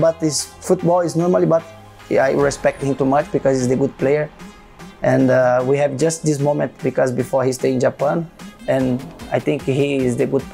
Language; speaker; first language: English; non-native, learner; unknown